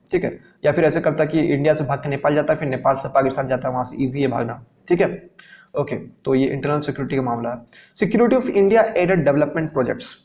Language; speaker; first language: Hindi; native; Hindi